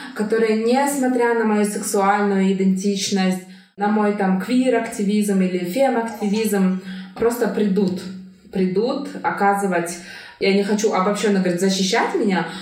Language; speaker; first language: Russian; non-native, local second language; Kyrgyz